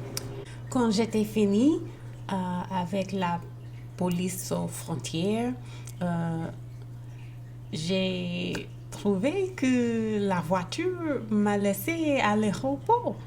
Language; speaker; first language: French; non-native, learner; English